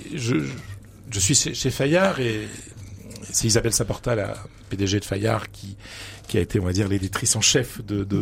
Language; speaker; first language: French; native; French